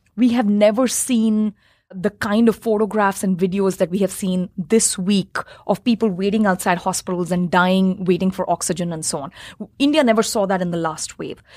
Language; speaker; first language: English; non-native, local second language; Hindi